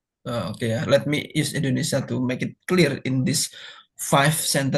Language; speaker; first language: English; non-native, fluent; Indonesian